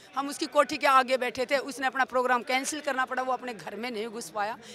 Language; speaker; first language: Hindi; native; Hindi